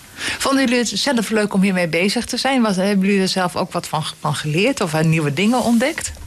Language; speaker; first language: Dutch; native; Dutch